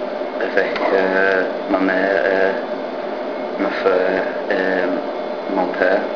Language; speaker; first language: French; non-native, learner; English